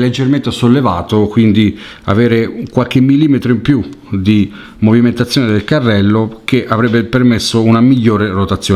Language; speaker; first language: Italian; native; Italian